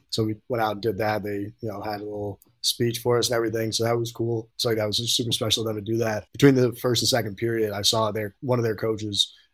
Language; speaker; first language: English; native; English